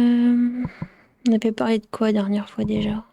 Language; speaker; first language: French; native; French